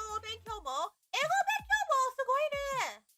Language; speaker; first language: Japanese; non-native, learner; English